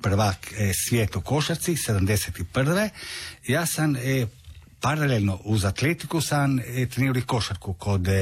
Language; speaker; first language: Croatian; native; Croatian